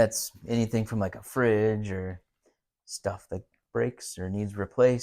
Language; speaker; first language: English; native; English